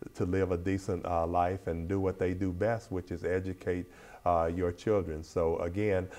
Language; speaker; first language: English; native; English